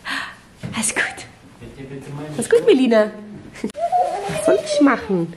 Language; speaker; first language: German; native; German